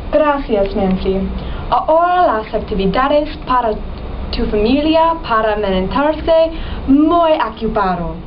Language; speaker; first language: Spanish; non-native, learner; English